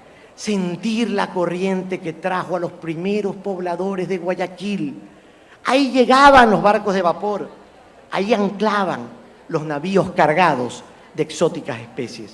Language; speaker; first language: Spanish; native; Spanish